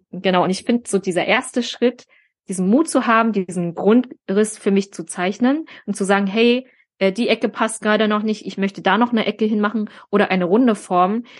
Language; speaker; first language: German; early bilingual, other home language; Vietnamese